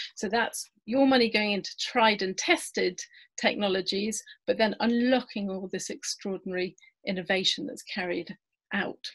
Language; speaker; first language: English; native; English